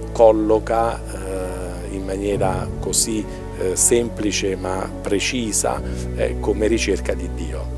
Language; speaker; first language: Italian; native; Italian